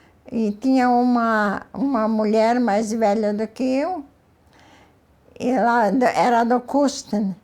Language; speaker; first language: Portuguese; early bilingual, other home language; Ukrainian